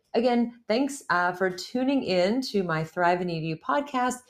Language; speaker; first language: English; native; English